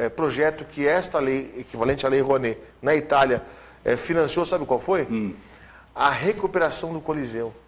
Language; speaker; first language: Portuguese; native; Portuguese